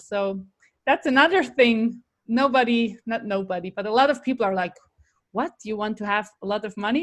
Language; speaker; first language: English; non-native, fluent; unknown